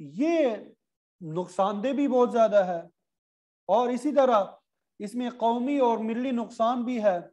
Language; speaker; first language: Urdu; native; Urdu